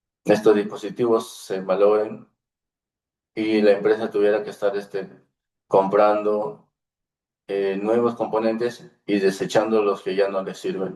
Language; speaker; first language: Spanish; native; Spanish